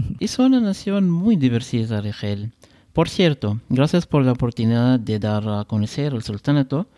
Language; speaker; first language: Spanish; non-native, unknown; Arabic